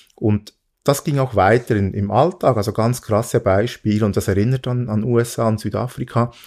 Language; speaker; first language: German; early bilingual, other home language; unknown